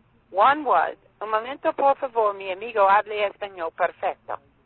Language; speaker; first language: Spanish; non-native, learner; English